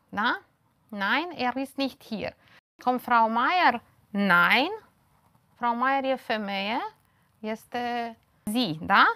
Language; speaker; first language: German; non-native, fluent; Romanian